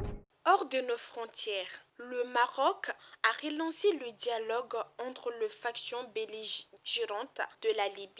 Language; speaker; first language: French; non-native, local second language; Bambara